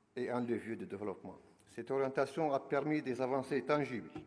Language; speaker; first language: French; non-native, local second language; Arabic